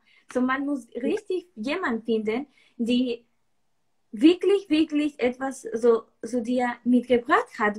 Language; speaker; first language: German; non-native, learner; Spanish